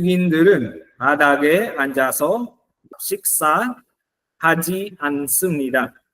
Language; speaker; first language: Korean; non-native, learner; Filipino